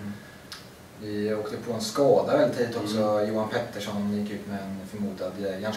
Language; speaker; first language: Swedish; native; Swedish